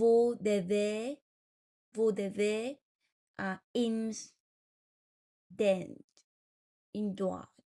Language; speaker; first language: French; non-native, learner; Vietnamese